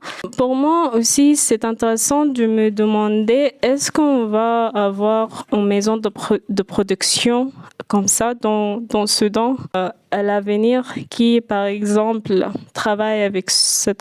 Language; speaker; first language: French; non-native, fluent; Arabic